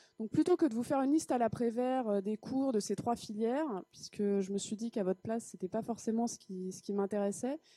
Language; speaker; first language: French; native; French